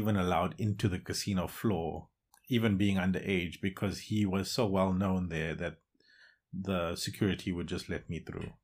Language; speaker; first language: English; native; English